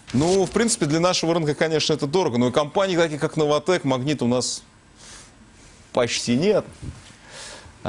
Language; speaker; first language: Russian; native; Russian